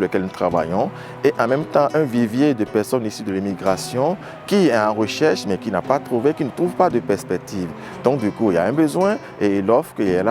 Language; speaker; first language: French; native; French